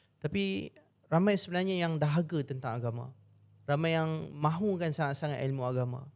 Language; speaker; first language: Malay; native; Malay